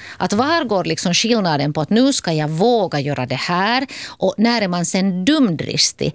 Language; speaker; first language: Swedish; native; Swedish